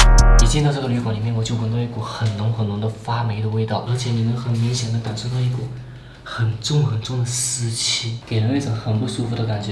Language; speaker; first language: Chinese; native; Chinese